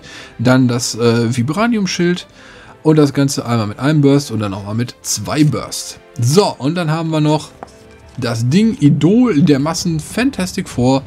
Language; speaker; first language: German; native; German